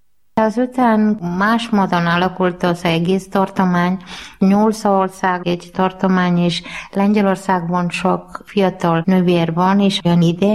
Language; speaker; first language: Hungarian; non-native, learner; Malayalam